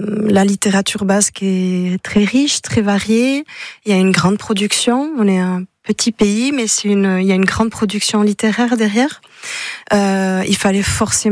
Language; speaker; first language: French; non-native, local second language; Basque